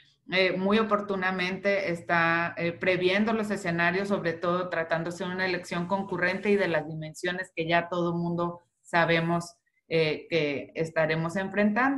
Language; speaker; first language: Spanish; native; Spanish